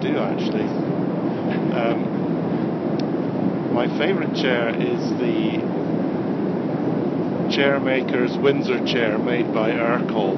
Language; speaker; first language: English; native; English